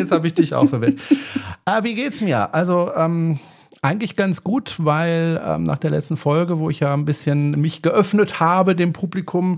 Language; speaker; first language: German; native; German